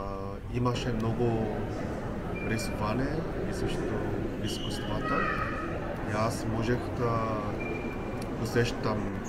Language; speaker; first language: Bulgarian; non-native, learner; Korean